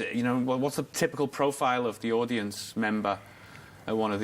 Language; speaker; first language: English; native; English